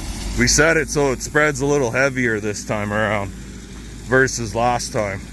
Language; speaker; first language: English; native; English